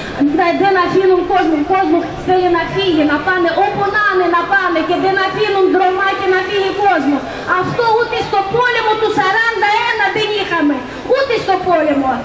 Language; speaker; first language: Greek; non-native, fluent; Russian